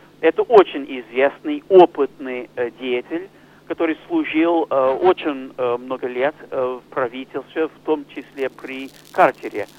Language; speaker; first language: Russian; non-native, fluent; English